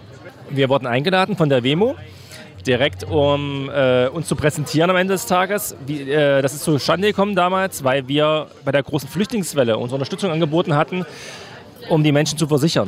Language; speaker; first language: German; native; German